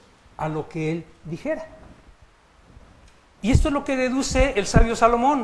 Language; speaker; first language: Spanish; native; Spanish